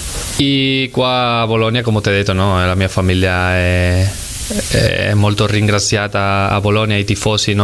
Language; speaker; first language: Italian; non-native, learner; Spanish